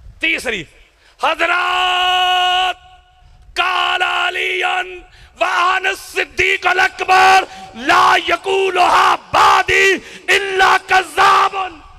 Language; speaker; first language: Urdu; non-native, local second language; Punjabi